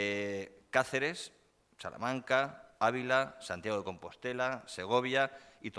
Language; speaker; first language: Spanish; native; Spanish